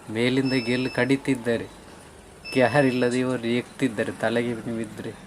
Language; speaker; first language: Kannada; non-native, local second language; Tulu